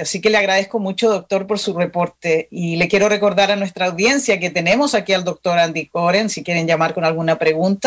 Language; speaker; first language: Spanish; native; Spanish